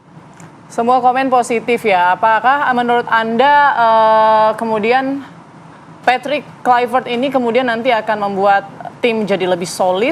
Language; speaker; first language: Indonesian; native; Indonesian